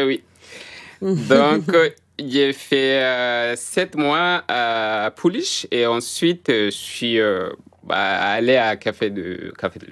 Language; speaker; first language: French; non-native, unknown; Arabic